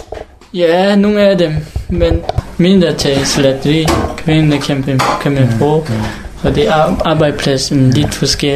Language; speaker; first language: Danish; non-native, learner; Hakha Chin